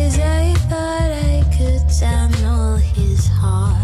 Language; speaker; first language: French; non-native, fluent; English